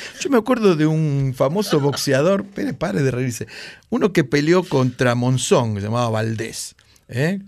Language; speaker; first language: Spanish; native; Spanish